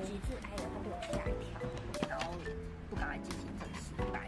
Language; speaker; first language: Chinese; native; Chinese